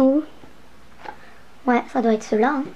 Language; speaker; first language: French; native; French